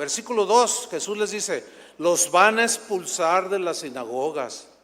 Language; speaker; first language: Spanish; native; Spanish